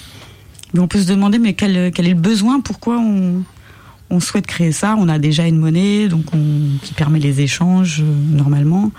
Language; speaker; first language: French; native; French